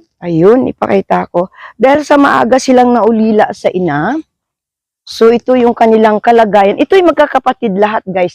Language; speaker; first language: Filipino; non-native, local second language; Hiligaynon